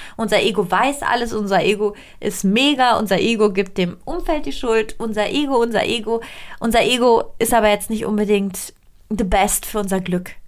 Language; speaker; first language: German; non-native, fluent; Italian